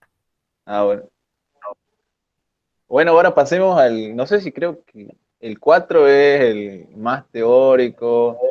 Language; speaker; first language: Spanish; native; Spanish